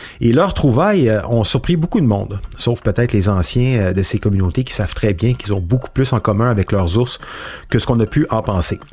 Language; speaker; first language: French; native; French